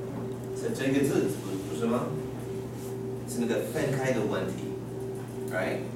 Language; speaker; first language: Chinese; non-native, fluent; English